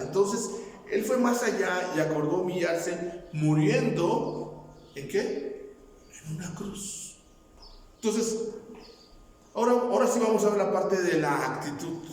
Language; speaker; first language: Spanish; native; Spanish